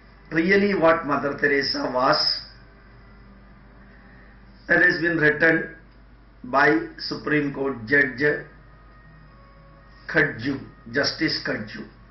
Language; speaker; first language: English; non-native, local second language; Malayalam